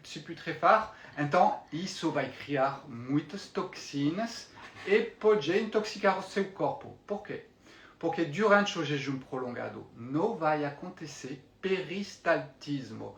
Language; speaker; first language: Portuguese; non-native, fluent; French